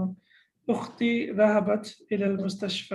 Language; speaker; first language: Arabic; non-native, fluent; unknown